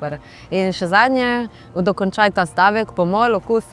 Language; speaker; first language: Slovenian; native; Slovenian